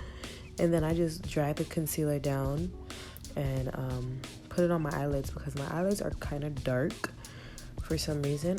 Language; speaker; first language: English; native; English